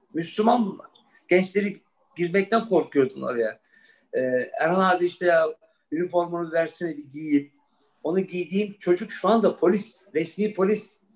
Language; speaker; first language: Turkish; early bilingual, heritage; Turkish